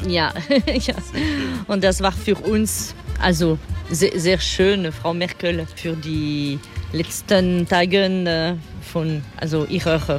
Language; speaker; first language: German; non-native, fluent; French